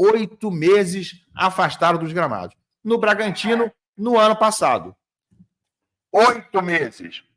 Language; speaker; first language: Portuguese; native; Portuguese